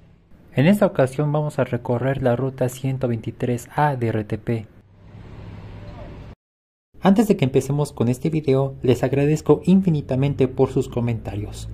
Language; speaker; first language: Spanish; native; Spanish